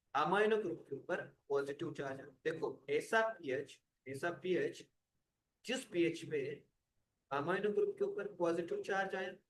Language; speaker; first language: Hindi; non-native, local second language; Marathi